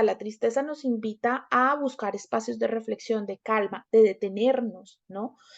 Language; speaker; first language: Spanish; native; Spanish